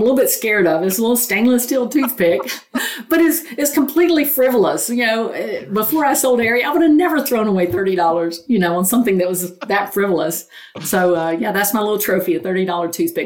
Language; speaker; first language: English; native; English